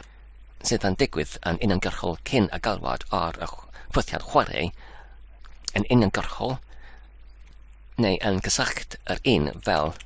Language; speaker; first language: Welsh; non-native, learner; English